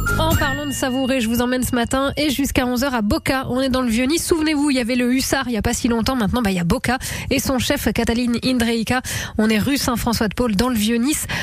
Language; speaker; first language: French; native; French